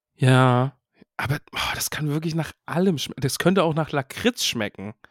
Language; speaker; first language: German; native; German